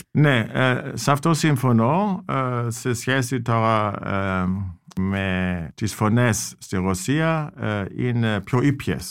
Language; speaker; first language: Greek; non-native, fluent; German